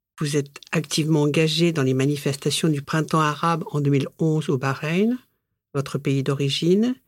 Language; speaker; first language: French; native; French